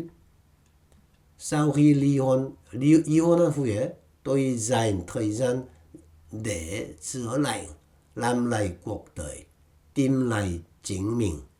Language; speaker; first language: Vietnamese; non-native, fluent; Korean